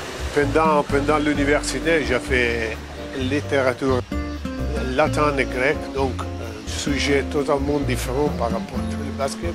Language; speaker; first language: French; non-native, fluent; Italian